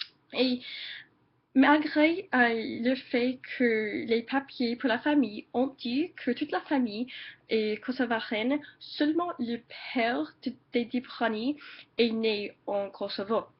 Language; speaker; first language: French; non-native, learner; English